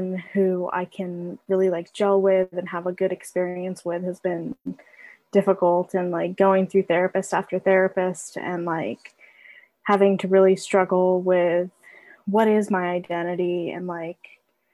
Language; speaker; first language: English; native; English